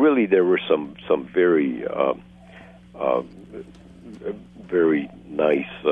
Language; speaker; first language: English; non-native, fluent; Hungarian